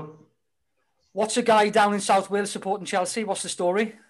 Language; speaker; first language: English; native; English